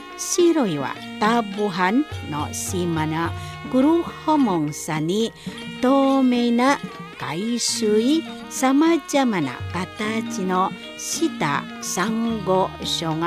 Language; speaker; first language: Japanese; non-native, fluent; Indonesian